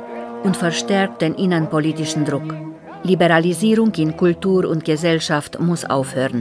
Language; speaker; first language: German; native; German